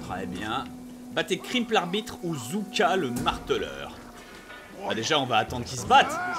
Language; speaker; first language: French; native; French